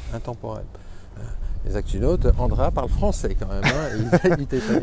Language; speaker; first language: French; native; French